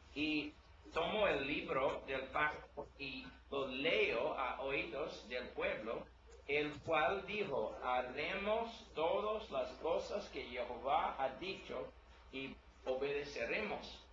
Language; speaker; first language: Spanish; non-native, learner; English